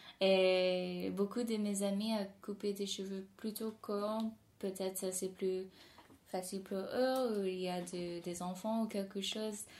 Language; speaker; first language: French; non-native, fluent; English